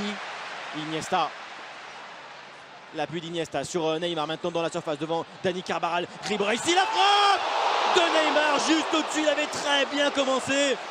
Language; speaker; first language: French; native; French